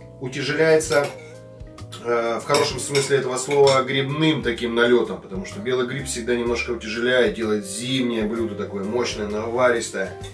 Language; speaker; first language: Russian; native; Russian